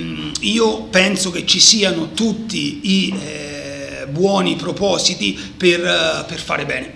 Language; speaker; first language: Italian; native; Italian